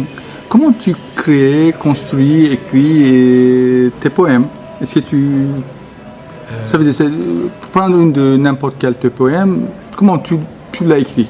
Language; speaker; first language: French; non-native, fluent; Turkish